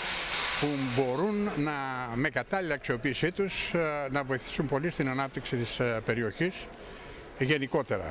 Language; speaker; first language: Greek; native; Greek